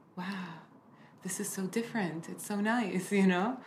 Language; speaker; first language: English; early bilingual, other home language; Arabic